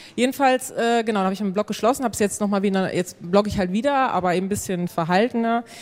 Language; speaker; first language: German; native; German